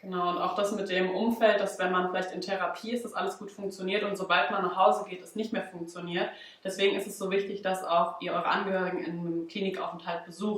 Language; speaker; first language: German; native; German